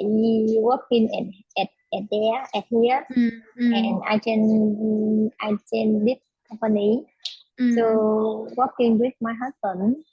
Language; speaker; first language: English; non-native, learner; Vietnamese